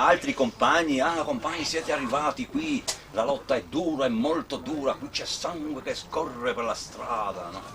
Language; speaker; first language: Italian; non-native, local second language; Sicilian